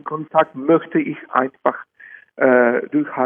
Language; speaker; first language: German; non-native, fluent; Czech